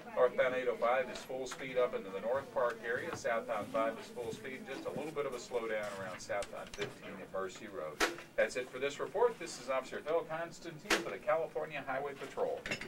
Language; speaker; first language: English; native; English